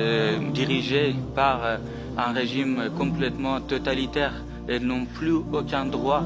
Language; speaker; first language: French; non-native, fluent; Persian